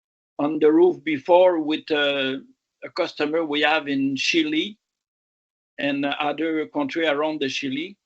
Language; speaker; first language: English; non-native, local second language; French